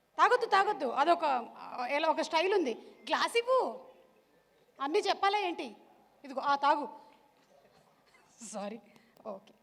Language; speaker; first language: Telugu; native; Telugu